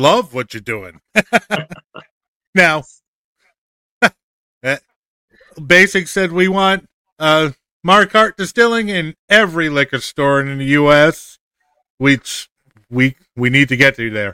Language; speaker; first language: English; native; English